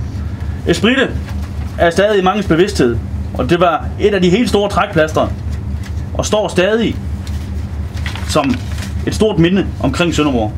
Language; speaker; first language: Danish; native; Danish